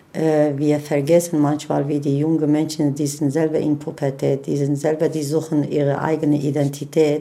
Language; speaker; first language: German; non-native, learner; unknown